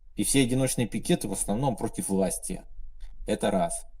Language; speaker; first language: Russian; native; Russian